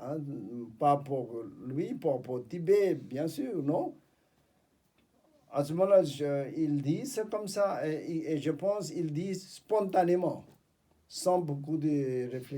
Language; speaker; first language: French; non-native, fluent; Tibetan